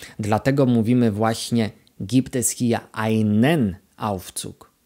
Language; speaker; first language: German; non-native, fluent; Polish